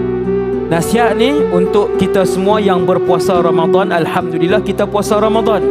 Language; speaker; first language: Malay; native; Malay